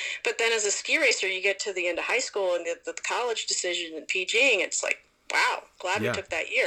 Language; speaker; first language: English; native; English